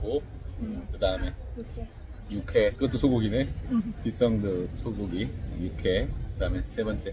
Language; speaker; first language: Korean; native; Korean